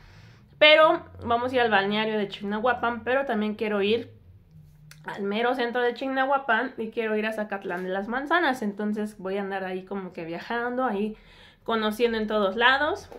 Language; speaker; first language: Spanish; native; Spanish